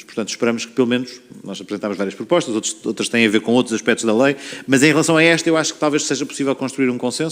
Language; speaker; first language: Portuguese; native; Portuguese